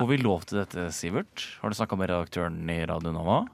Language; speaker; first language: Norwegian; native; Norwegian